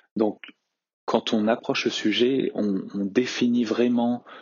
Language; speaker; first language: French; native; French